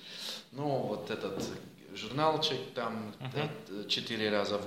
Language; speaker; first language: Russian; non-native, learner; Dutch